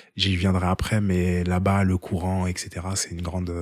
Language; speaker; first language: French; early bilingual, other home language; Haitian Creole